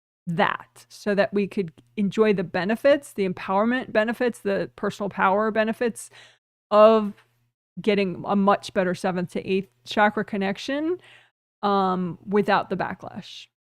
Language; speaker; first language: English; native; English